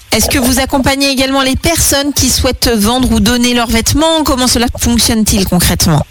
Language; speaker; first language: French; native; French